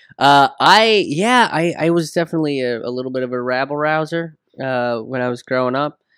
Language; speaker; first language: English; early bilingual, other home language; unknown